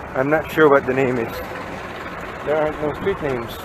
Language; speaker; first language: English; non-native, local second language; Filipino